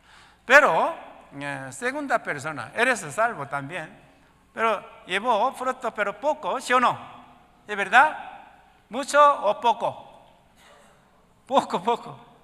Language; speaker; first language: Spanish; non-native, learner; Korean